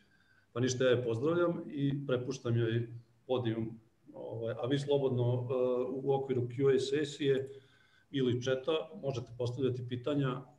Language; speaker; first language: Serbian; native; Serbian